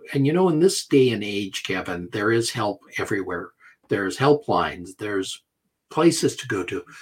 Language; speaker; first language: English; native; English